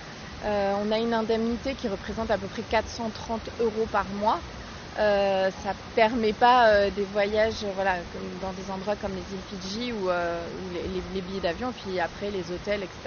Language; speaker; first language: French; native; French